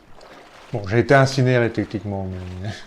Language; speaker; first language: French; native; French